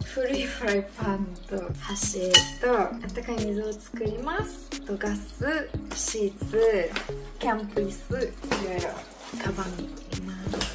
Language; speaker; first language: Japanese; non-native, fluent; English